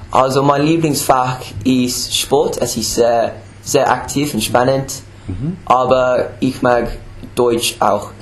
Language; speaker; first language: German; non-native, learner; English